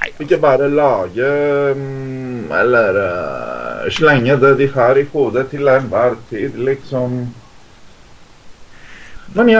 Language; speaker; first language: Norwegian; non-native, fluent; Greek